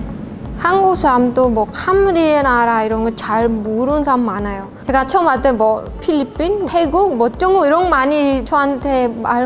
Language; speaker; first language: Korean; non-native, learner; Khmer